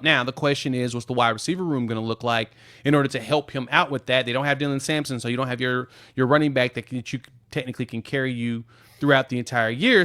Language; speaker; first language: English; native; English